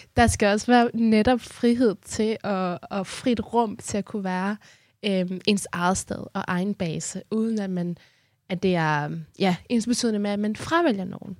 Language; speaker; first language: Danish; early bilingual, other home language; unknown